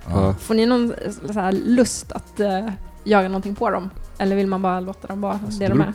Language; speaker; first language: Swedish; native; Swedish